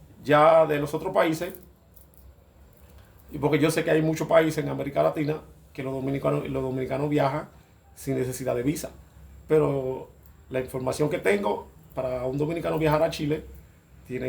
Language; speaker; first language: Spanish; non-native, fluent; Haitian Creole